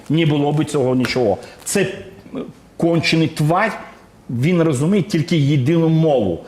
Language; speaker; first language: Ukrainian; native; Ukrainian